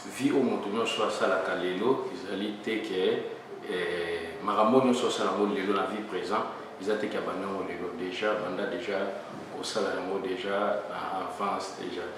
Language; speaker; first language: Lingala; native; Lingala